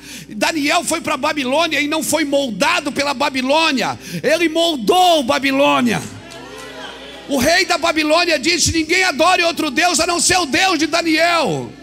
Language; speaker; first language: Portuguese; native; Portuguese